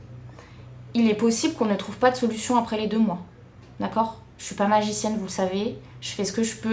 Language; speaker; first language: French; native; French